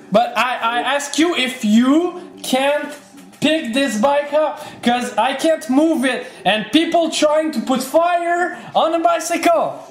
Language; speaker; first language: English; non-native, learner; French